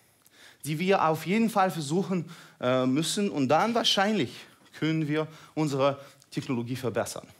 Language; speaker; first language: German; non-native, fluent; Russian